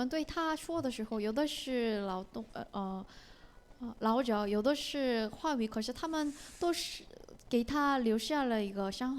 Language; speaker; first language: Chinese; non-native, learner; Korean